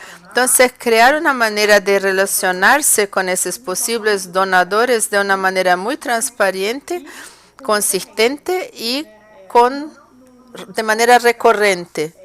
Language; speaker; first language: Spanish; non-native, fluent; Portuguese